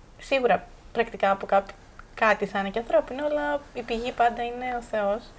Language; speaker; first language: Greek; native; Greek